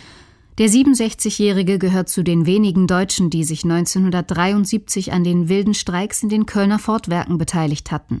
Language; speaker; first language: German; native; German